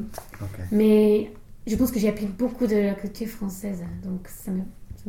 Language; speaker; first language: French; non-native, fluent; English